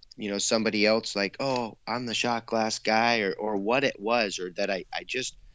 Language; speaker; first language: English; native; English